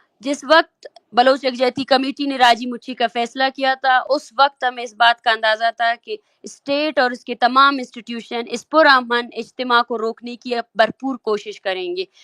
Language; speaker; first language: Urdu; non-native, local second language; Baluchi